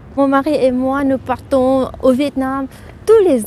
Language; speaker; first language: French; non-native, fluent; Vietnamese